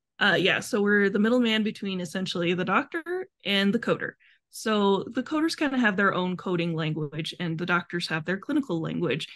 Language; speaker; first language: English; native; English